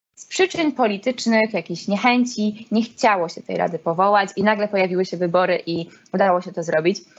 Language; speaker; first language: Polish; native; Polish